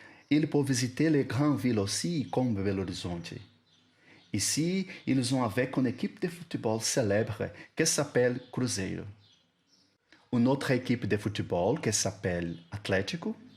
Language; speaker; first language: French; non-native, learner; Portuguese